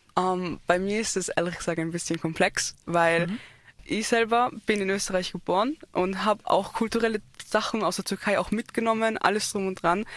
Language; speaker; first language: German; early bilingual, other home language; Turkish